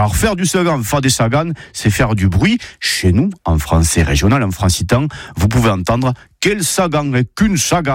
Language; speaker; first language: French; native; French